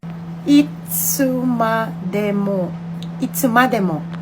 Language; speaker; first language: Japanese; non-native, fluent; Filipino